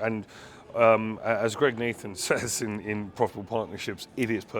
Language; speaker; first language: English; native; English